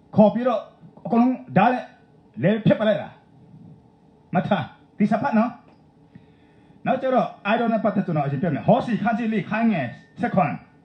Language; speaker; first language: Burmese; non-native, local second language; Tedim Chin